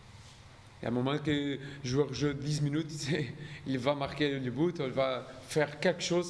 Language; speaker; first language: French; non-native, learner; Portuguese